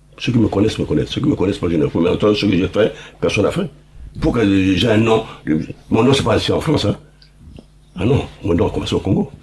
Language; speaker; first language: French; non-native, local second language; Lingala